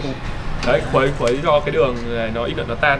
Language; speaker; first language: Vietnamese; native; Vietnamese